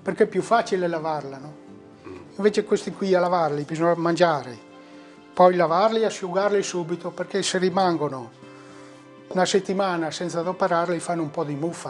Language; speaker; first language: Italian; native; Italian